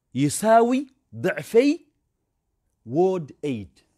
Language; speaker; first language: Arabic; non-native, fluent; Afar